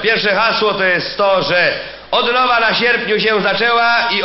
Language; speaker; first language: Polish; native; Polish